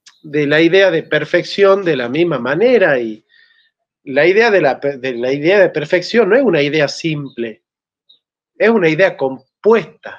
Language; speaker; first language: Spanish; native; Spanish